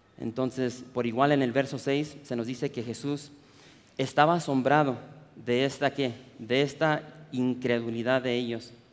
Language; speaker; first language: Spanish; early bilingual, heritage; Spanish